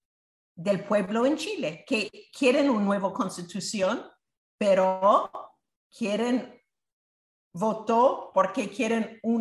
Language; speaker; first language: Spanish; non-native, fluent; English